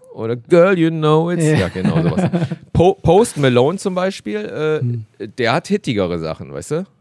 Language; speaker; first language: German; early bilingual, other home language; Korean